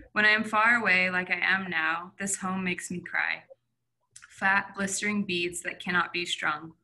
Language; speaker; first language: English; native; English